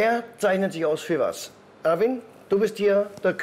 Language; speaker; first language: German; native; German